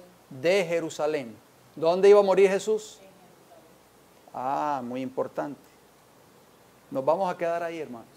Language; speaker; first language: Spanish; native; Spanish